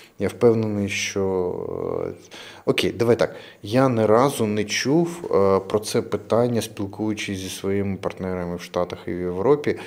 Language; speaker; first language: Ukrainian; non-native, local second language; Russian